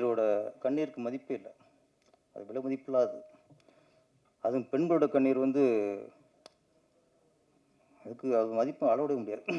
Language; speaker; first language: Tamil; native; Tamil